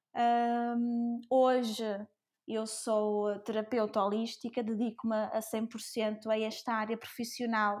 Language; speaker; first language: Portuguese; early bilingual, other home language; Spanish